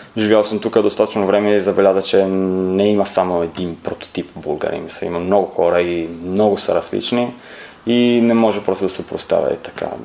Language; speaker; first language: Bulgarian; non-native, fluent; Italian